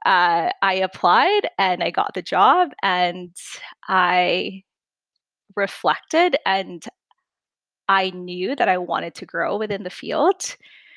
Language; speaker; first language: English; non-native, local second language; Filipino